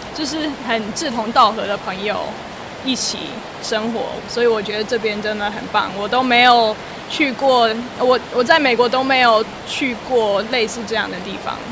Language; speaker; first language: Chinese; non-native, fluent; English